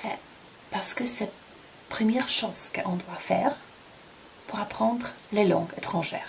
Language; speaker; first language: French; non-native, fluent; Polish